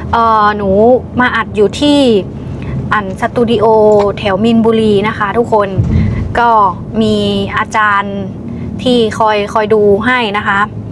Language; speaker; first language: Thai; non-native, fluent; Lao